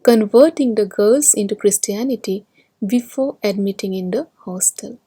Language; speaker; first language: English; non-native, local second language; Assamese